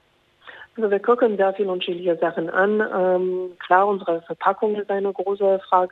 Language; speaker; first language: German; non-native, fluent; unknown